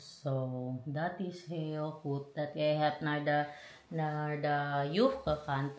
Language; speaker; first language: Dutch; non-native, learner; Filipino